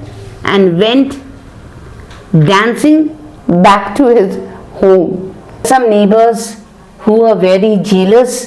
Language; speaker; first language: English; non-native, local second language; Bangla